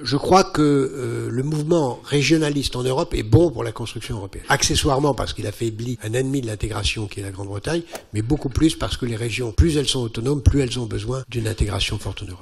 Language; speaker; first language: French; native; French